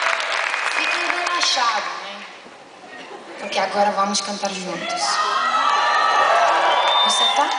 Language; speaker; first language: Portuguese; non-native, learner; Italian